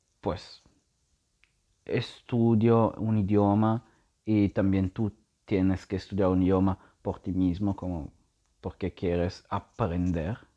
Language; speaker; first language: Spanish; non-native, learner; Italian